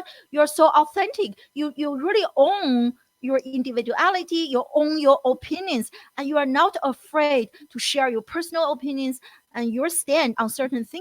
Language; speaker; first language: English; non-native, fluent; Chinese